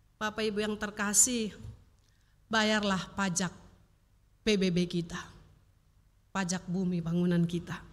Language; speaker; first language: Indonesian; native; Indonesian